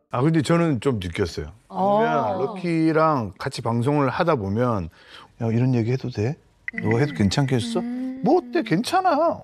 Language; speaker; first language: Korean; non-native, fluent; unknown